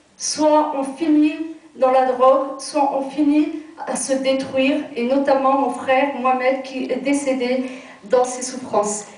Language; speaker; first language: French; early bilingual, other home language; Arabic